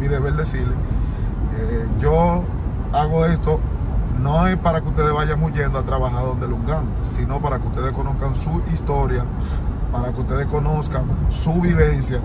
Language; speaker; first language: Spanish; native; Spanish